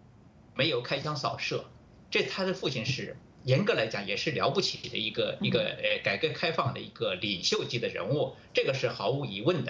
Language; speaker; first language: Chinese; native; Chinese